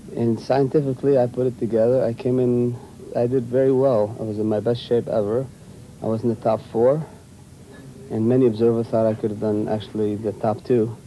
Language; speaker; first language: English; non-native, fluent; Arabic